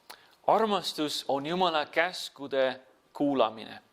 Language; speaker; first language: Estonian; non-native, fluent; English